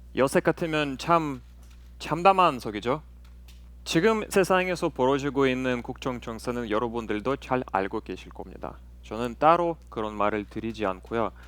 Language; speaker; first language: Korean; non-native, fluent; Russian